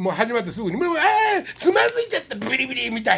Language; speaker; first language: Japanese; native; Japanese